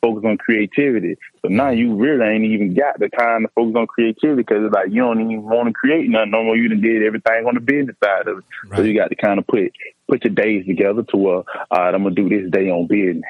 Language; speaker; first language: English; native; English